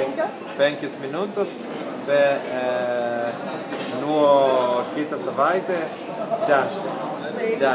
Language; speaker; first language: Lithuanian; non-native, learner; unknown